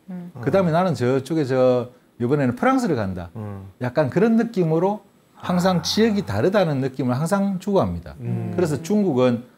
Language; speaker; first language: Korean; native; Korean